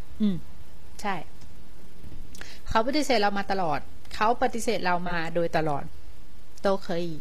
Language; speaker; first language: Thai; non-native, fluent; Chinese